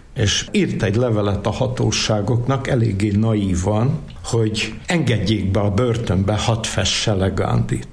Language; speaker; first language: Hungarian; native; Hungarian